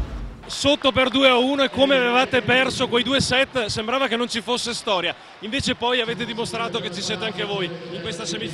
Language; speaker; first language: Italian; native; Italian